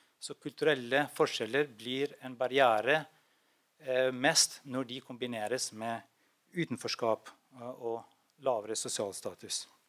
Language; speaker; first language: Norwegian; non-native, fluent; Albanian